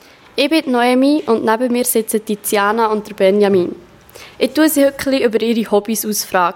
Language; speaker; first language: German; native; German